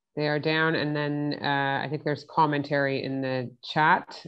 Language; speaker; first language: English; native; English